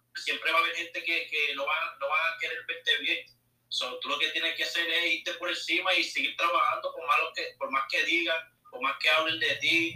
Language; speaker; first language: Spanish; early bilingual, heritage; Spanish